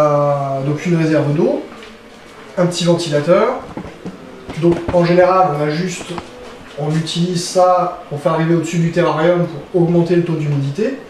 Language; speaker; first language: French; native; French